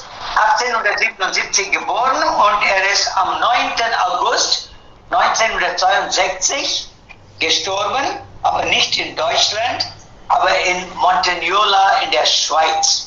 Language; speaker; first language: German; non-native, fluent; Tamil